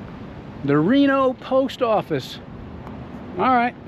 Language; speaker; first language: English; native; English